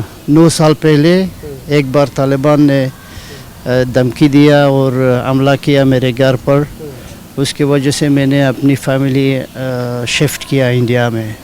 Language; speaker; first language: Hindi; non-native, learner; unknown